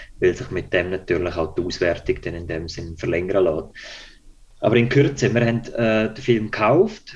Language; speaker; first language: German; native; German